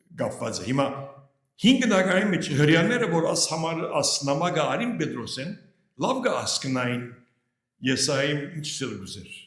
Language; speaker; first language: Armenian; early bilingual, heritage; Armenian